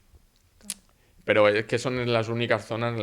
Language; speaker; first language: Spanish; native; Spanish